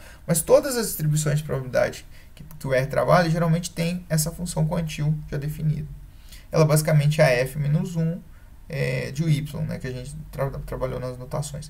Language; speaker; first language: Portuguese; native; Portuguese